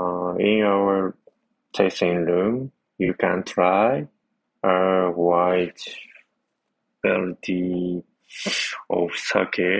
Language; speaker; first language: English; non-native, learner; Japanese